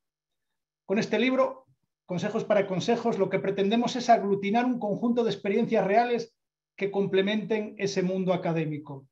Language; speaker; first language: Spanish; native; Spanish